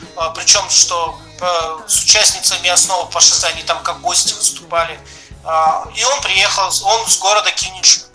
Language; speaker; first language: Russian; native; Russian